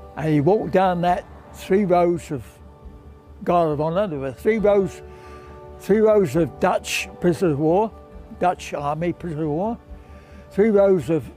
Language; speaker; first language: English; native; English